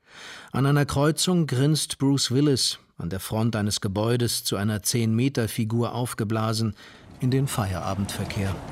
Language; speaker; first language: German; native; German